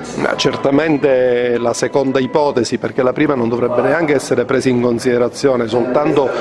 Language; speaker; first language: Italian; native; Italian